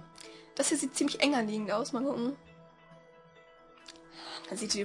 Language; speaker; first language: German; native; German